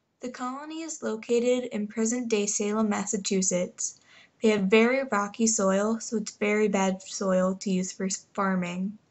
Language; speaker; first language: English; native; English